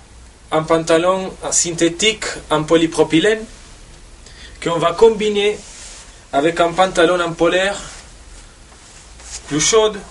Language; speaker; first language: French; non-native, fluent; Spanish